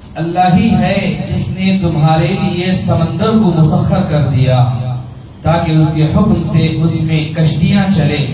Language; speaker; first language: Urdu; native; Urdu